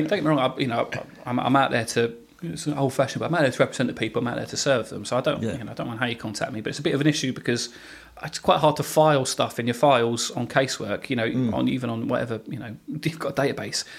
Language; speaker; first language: English; native; English